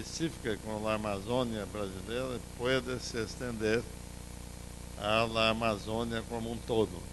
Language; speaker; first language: Portuguese; non-native, fluent; Spanish